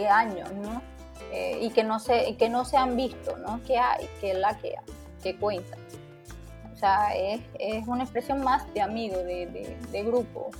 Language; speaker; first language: Spanish; native; Spanish